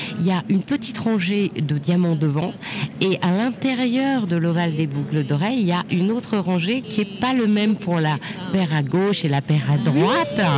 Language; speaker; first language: French; native; French